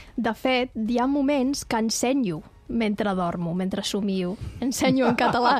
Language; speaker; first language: Catalan; non-native, fluent; English